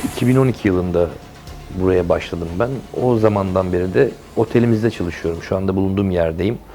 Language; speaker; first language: Turkish; native; Turkish